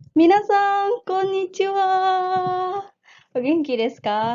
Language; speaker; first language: Japanese; non-native, fluent; Indonesian